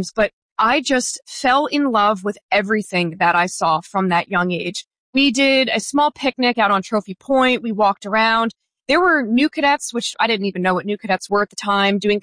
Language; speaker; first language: English; native; English